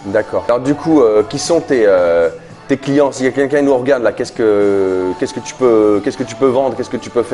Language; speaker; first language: French; native; French